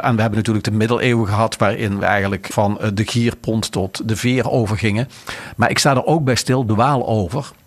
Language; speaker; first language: Dutch; native; Dutch